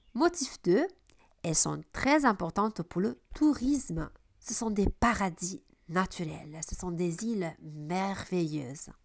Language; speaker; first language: French; non-native, fluent; Italian